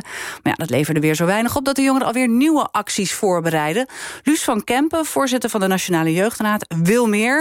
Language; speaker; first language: Dutch; native; Dutch